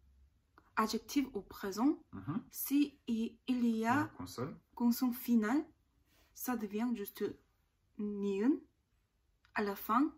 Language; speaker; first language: French; non-native, learner; Korean